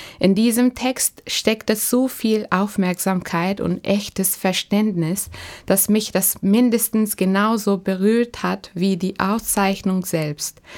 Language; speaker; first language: German; non-native, fluent; Turkish